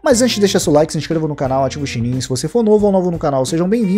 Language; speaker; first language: Portuguese; native; Portuguese